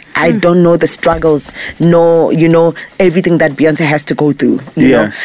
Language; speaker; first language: English; non-native, local second language; Zulu